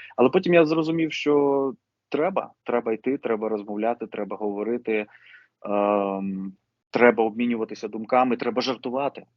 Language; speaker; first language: Ukrainian; non-native, local second language; Russian